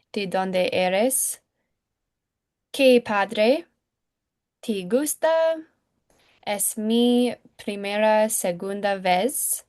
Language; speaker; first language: Spanish; non-native, learner; English